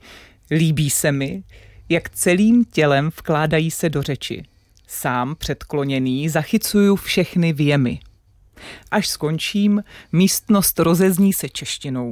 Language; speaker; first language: Czech; native; Czech